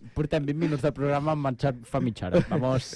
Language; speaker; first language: Catalan; native; Catalan